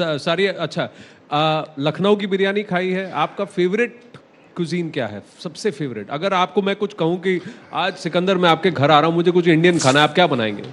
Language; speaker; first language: Hindi; native; Hindi